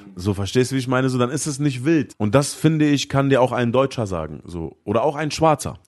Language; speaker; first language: German; early bilingual, other home language; Arabic